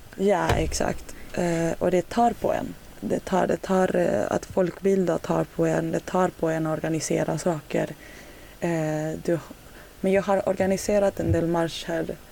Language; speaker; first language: Swedish; native; Swedish